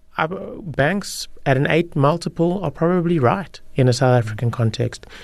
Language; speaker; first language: English; native; English